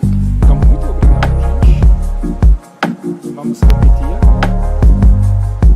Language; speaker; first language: Portuguese; non-native, fluent; German